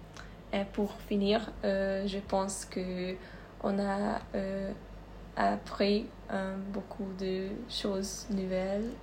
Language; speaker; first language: French; non-native, learner; Hungarian